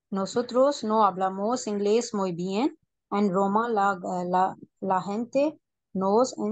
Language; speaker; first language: Spanish; non-native, learner; Urdu